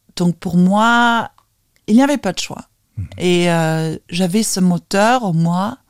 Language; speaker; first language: French; non-native, fluent; Lithuanian